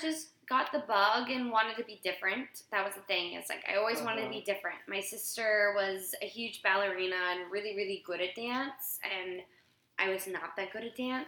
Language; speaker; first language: English; native; English